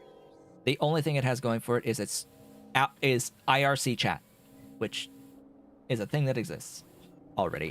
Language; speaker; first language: English; native; English